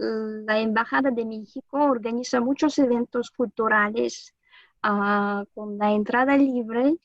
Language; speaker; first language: Spanish; non-native, fluent; Russian